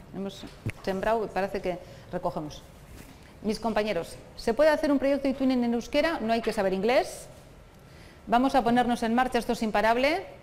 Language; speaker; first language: Spanish; non-native, local second language; Basque